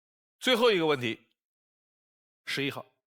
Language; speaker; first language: Chinese; native; Chinese